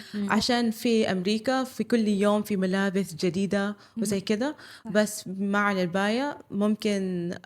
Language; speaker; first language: Arabic; early bilingual, other home language; English